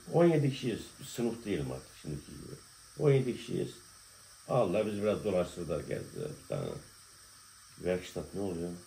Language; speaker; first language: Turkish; native; Turkish